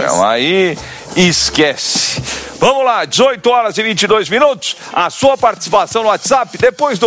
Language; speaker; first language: Portuguese; native; Portuguese